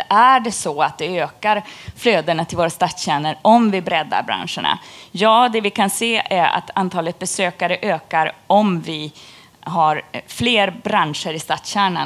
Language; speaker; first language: Swedish; native; Swedish